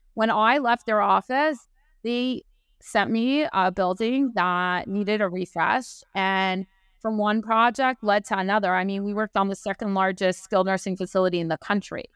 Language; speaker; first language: English; native; English